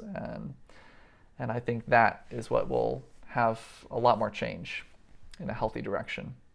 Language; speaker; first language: English; native; English